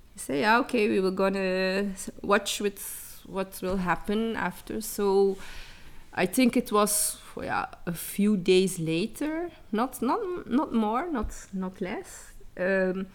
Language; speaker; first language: English; early bilingual, heritage; English